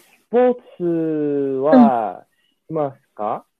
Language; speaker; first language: Japanese; non-native, learner; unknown